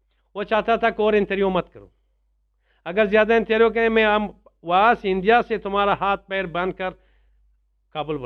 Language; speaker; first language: Hindi; non-native, learner; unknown